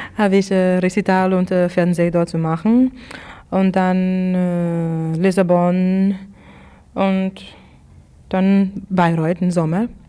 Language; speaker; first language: German; non-native, fluent; English